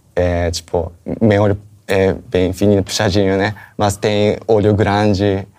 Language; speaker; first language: Portuguese; non-native, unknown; Japanese